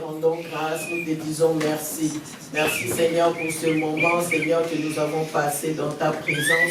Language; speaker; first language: French; non-native, local second language; Lingala